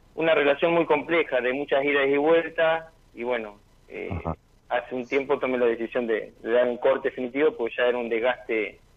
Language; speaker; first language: Spanish; native; Spanish